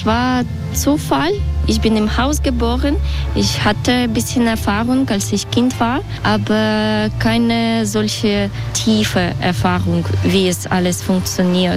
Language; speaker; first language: German; non-native, learner; Russian